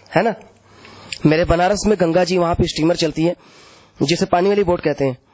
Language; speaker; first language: Hindi; native; Hindi